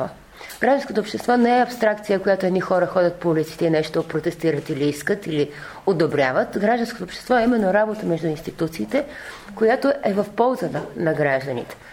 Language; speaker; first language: Bulgarian; native; Bulgarian